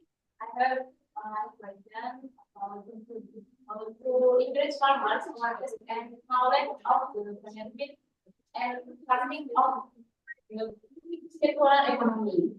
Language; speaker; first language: English; non-native, learner; Indonesian